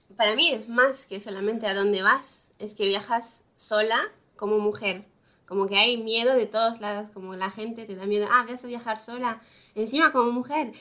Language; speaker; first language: Spanish; non-native, fluent; Arabic